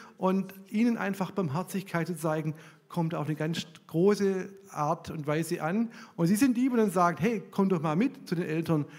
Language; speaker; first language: German; native; German